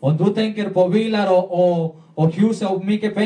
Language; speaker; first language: Swedish; non-native, learner; Spanish